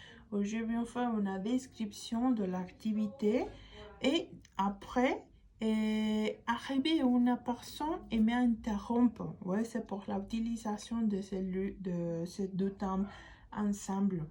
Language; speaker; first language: French; non-native, fluent; Spanish